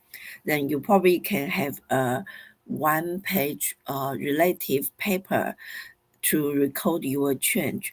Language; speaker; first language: English; non-native, fluent; Chinese